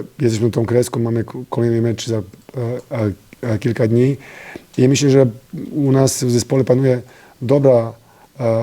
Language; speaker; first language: Polish; non-native, fluent; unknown